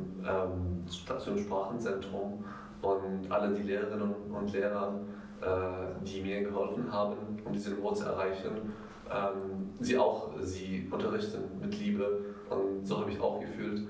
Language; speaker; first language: German; non-native, fluent; Arabic